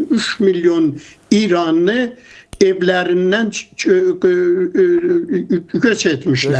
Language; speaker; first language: Turkish; non-native, fluent; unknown